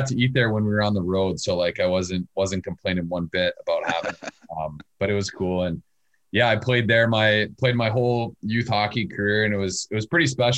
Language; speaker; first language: English; native; English